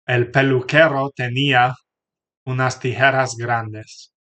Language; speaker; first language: Spanish; non-native, learner; English